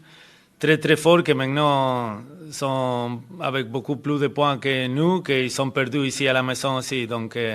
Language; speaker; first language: French; non-native, fluent; Spanish